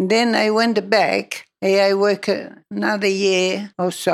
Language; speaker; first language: English; non-native, learner; Italian